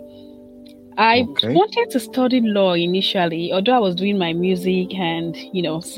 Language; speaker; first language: English; non-native, local second language; Igbo